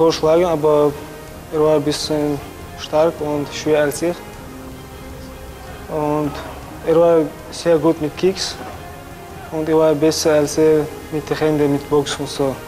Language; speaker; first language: German; non-native, learner; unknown